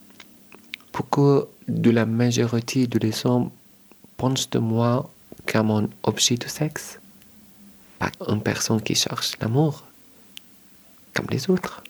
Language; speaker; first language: French; non-native, learner; Arabic